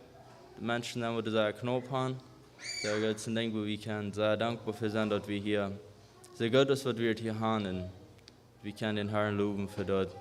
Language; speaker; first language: German; non-native, learner; Low German